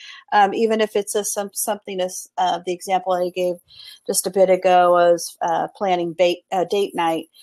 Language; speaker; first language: English; native; English